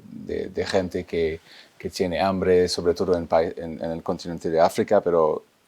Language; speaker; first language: Spanish; non-native, fluent; French